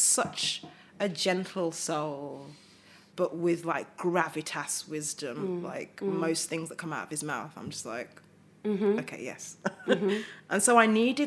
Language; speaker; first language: English; native; English